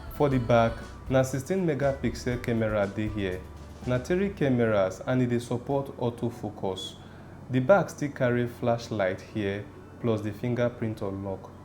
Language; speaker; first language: Nigerian Pidgin; native; Nigerian Pidgin